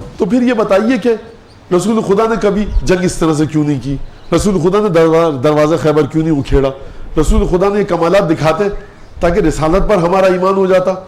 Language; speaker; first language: Urdu; native; Urdu